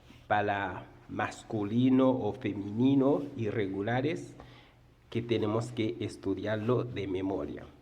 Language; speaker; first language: Spanish; non-native, fluent; Haitian Creole